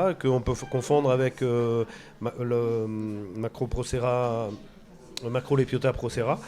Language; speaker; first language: French; native; French